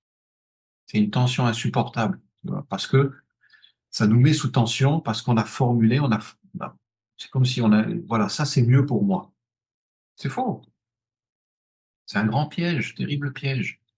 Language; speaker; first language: French; native; French